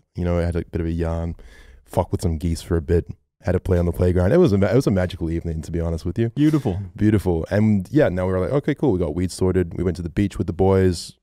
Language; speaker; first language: English; native; English